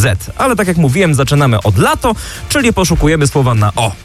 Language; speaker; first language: Polish; native; Polish